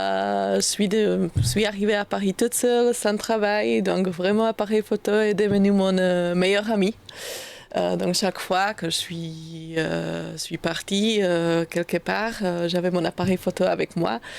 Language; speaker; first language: French; non-native, learner; Slovak